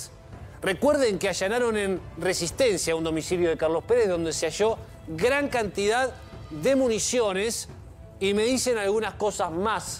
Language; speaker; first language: Spanish; native; Spanish